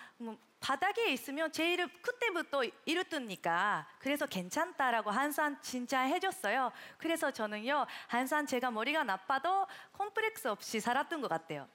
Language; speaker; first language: Korean; non-native, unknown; Japanese